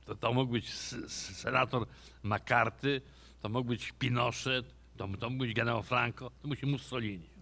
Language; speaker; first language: Polish; native; Polish